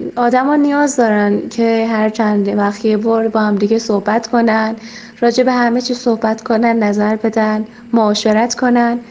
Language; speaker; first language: Persian; native; Persian